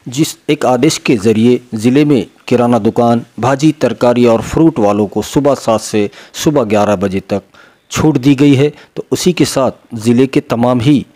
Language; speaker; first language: Hindi; non-native, local second language; Urdu